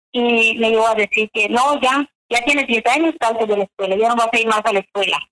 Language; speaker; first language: Spanish; native; Spanish